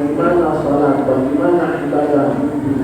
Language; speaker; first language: Indonesian; non-native, learner; Arabic